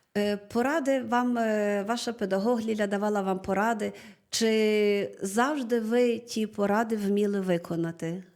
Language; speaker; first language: Ukrainian; native; Ukrainian